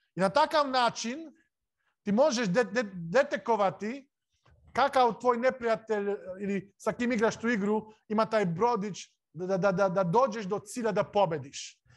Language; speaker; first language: Serbian; non-native, local second language; Slovak